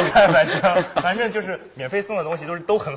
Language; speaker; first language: Chinese; native; Chinese